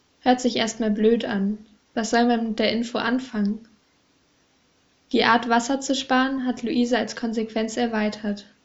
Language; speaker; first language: German; native; German